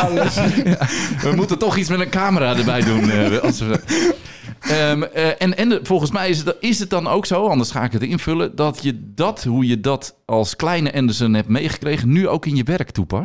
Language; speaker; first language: Dutch; native; Dutch